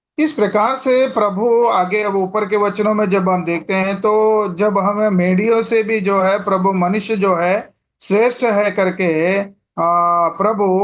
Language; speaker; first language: Hindi; non-native, local second language; Telugu